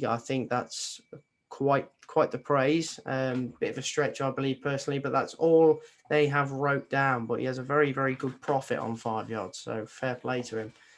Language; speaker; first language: English; native; English